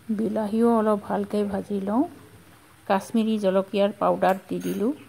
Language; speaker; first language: Assamese; non-native, local second language; Bodo